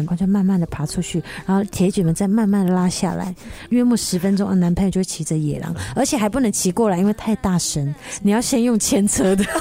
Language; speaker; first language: Chinese; native; Chinese